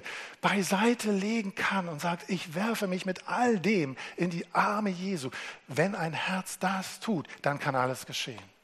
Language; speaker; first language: German; native; German